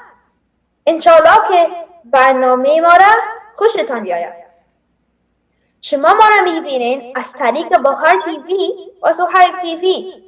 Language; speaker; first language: Persian; early bilingual, heritage; Persian